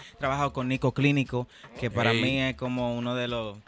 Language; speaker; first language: Spanish; native; Spanish